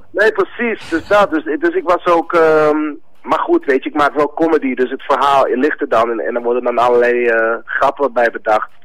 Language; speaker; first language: Dutch; early bilingual, other home language; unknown